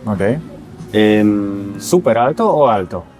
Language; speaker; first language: Spanish; non-native, learner; Polish